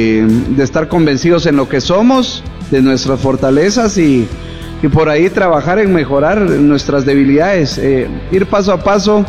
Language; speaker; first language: Spanish; native; Spanish